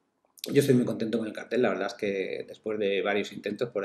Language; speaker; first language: Spanish; native; Spanish